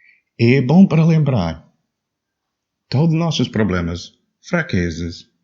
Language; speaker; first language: Portuguese; non-native, learner; English